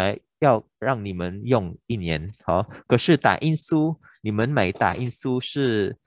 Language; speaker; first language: Chinese; non-native, local second language; Filipino